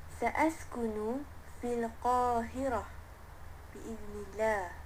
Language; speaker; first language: Arabic; non-native, learner; Malay